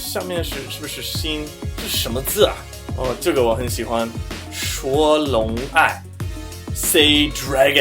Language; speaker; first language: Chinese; non-native, fluent; English